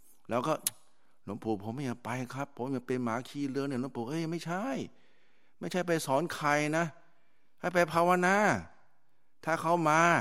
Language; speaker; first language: Thai; native; Thai